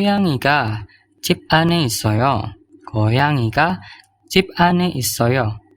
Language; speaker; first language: Korean; non-native, fluent; Indonesian